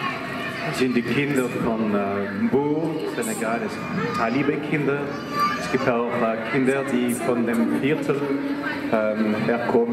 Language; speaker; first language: German; non-native, fluent; French